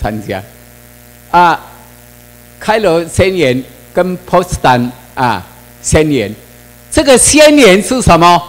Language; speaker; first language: Chinese; non-native, local second language; Min Nan Chinese